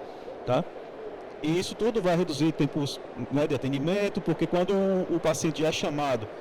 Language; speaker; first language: Portuguese; native; Portuguese